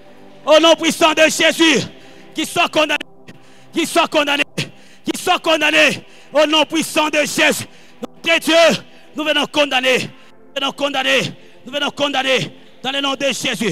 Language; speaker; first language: French; non-native, local second language; Lingala